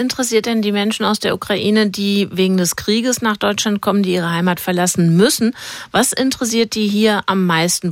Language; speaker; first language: German; native; German